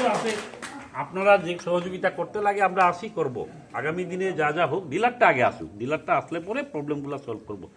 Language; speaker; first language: Bangla; native; Bangla